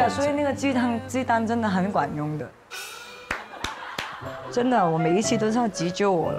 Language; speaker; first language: Chinese; non-native, local second language; Cantonese